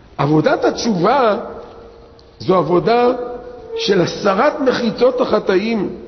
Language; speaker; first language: Hebrew; native; Hebrew